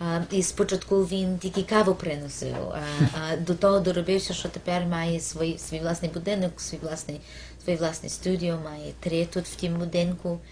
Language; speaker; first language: Ukrainian; early bilingual, heritage; Ukrainian